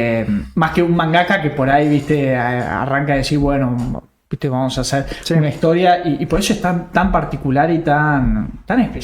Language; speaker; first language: Spanish; native; Spanish